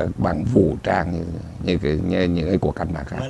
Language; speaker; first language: Vietnamese; native; Vietnamese